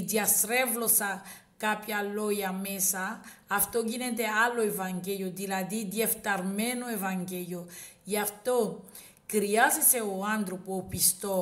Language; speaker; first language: Greek; non-native, learner; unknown